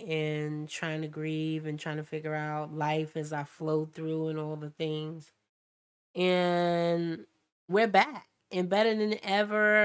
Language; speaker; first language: English; native; English